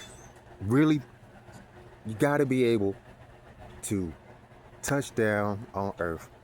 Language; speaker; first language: English; native; English